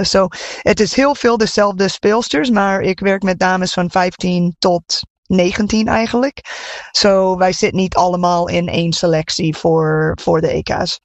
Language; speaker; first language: Dutch; non-native, fluent; English